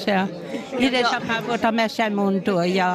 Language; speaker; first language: Hungarian; non-native, local second language; Croatian